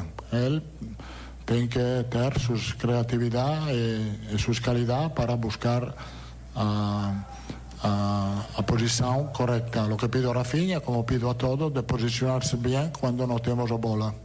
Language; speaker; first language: Portuguese; non-native, learner; Italian